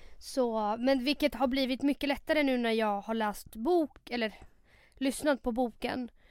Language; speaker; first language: Swedish; early bilingual, other home language; Spanish